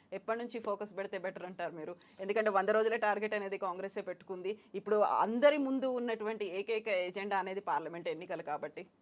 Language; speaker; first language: Telugu; native; Telugu